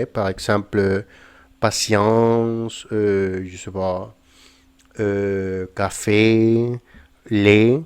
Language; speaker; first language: French; non-native, fluent; Spanish